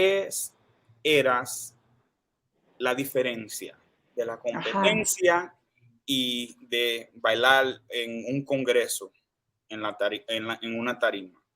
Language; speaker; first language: Spanish; early bilingual, heritage; Spanish